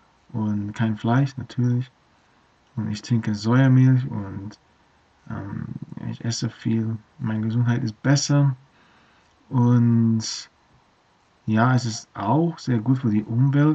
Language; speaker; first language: German; non-native, learner; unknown